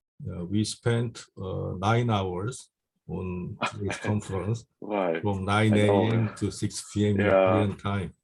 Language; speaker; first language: English; non-native, fluent; Korean